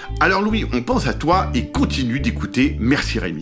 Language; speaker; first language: French; native; French